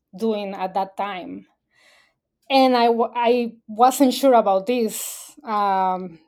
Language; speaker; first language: English; non-native, fluent; Spanish